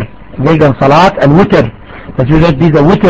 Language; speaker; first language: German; non-native, fluent; Arabic